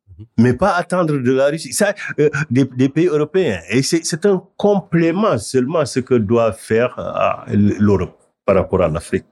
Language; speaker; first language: French; non-native, local second language; Wolof